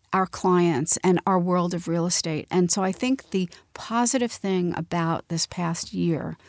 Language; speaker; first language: English; native; English